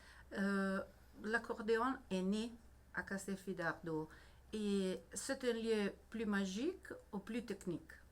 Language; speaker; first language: French; non-native, learner; Italian